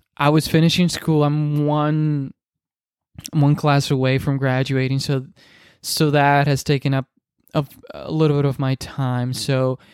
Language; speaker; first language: English; non-native, fluent; Spanish